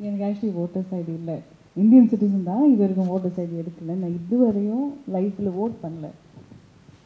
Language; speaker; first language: Tamil; early bilingual, heritage; Tamil